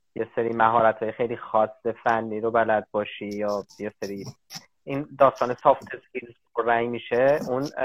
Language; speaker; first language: Persian; native; Persian